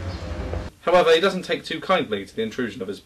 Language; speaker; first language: English; native; English